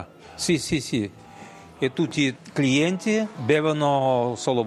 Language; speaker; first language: Italian; non-native, learner; Russian